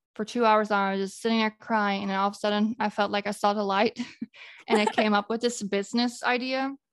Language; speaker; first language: English; non-native, fluent; Dutch